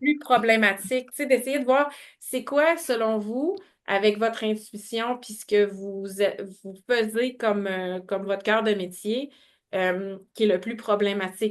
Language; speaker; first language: French; native; French